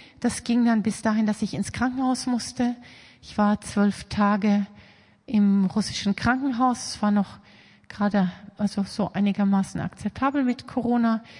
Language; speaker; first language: German; native; German